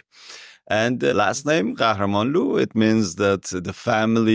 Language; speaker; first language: English; non-native, learner; Persian